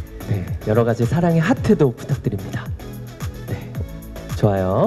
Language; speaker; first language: Korean; native; Korean